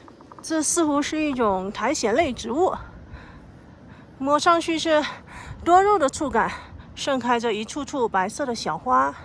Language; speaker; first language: Chinese; native; Chinese